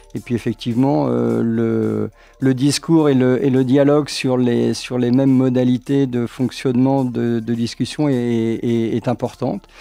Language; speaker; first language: French; native; French